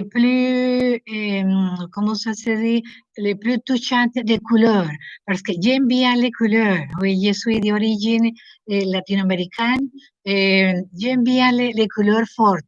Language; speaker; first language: French; non-native, learner; Spanish